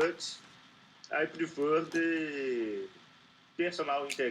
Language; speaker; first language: English; non-native, learner; Portuguese